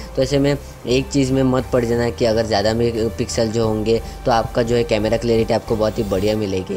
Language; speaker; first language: Hindi; native; Hindi